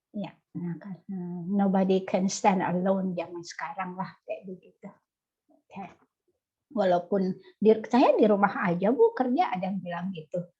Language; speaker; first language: Indonesian; native; Indonesian